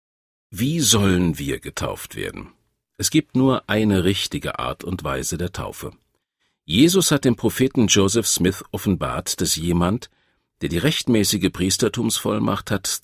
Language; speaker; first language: German; native; German